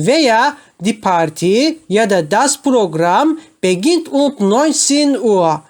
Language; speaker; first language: German; non-native, fluent; Turkish